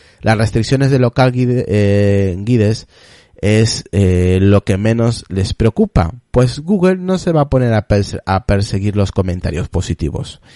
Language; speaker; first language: Spanish; native; Spanish